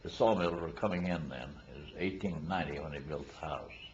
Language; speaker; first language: English; native; English